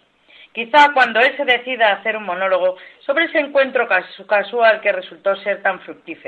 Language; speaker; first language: Spanish; native; Spanish